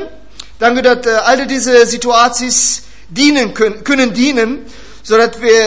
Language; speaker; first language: Dutch; non-native, learner; German